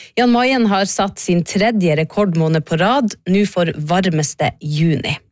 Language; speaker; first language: Norwegian; native; Norwegian